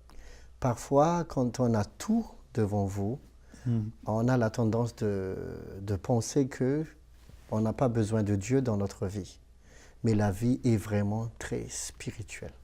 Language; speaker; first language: French; non-native, local second language; Malagasy